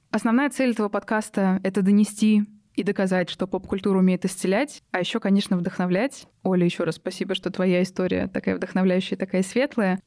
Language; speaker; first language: Russian; native; Russian